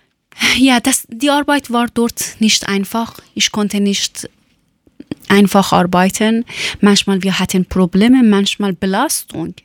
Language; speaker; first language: German; non-native, learner; Persian